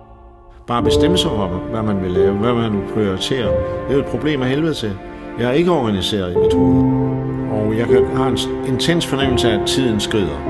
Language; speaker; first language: Danish; native; Danish